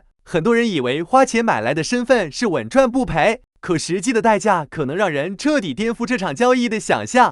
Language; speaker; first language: Chinese; native; Chinese